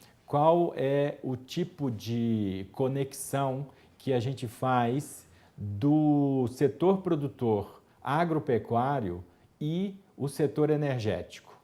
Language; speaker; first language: Portuguese; native; Portuguese